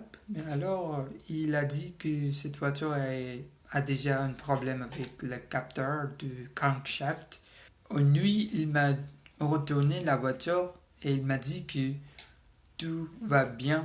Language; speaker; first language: French; non-native, learner; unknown